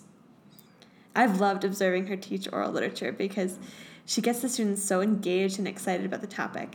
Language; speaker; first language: English; native; English